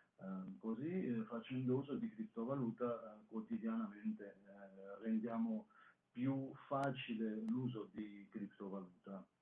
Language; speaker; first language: Italian; non-native, fluent; Armenian